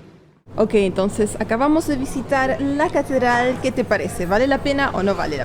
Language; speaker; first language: Spanish; native; Spanish